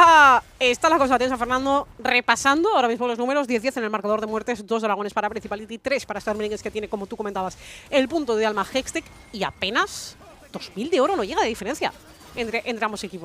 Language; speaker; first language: Spanish; native; Spanish